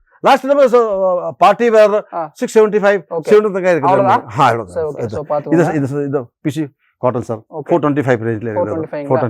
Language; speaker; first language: Tamil; non-native, local second language; Kannada